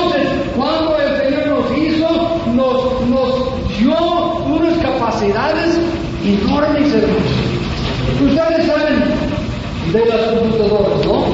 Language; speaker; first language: Spanish; non-native, fluent; English